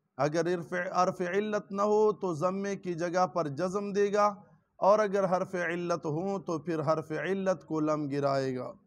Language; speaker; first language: Urdu; non-native, local second language; Pashto